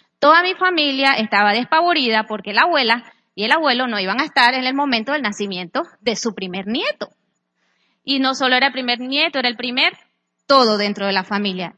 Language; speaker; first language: Spanish; native; Spanish